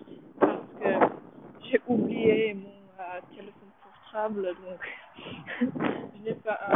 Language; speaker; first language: French; non-native, learner; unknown